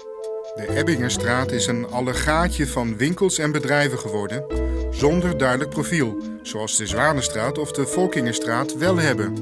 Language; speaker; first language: Dutch; native; Dutch